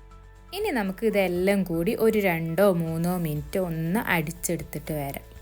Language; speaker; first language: Malayalam; native; Malayalam